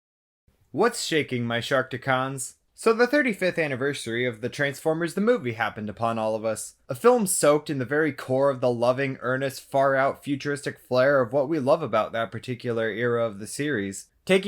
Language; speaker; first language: English; native; English